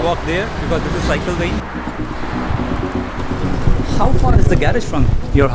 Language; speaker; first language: English; non-native, local second language; Hindi